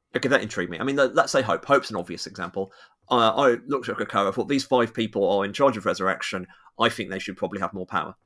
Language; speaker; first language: English; native; English